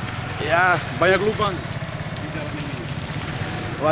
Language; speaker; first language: Indonesian; non-native, learner; Dutch